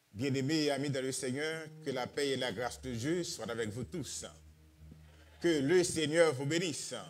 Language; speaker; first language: French; non-native, local second language; Haitian Creole